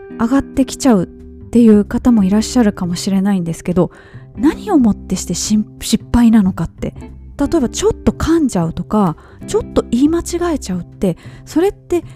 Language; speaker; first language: Japanese; native; Japanese